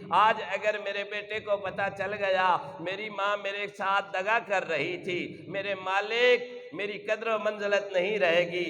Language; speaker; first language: Urdu; non-native, local second language; Punjabi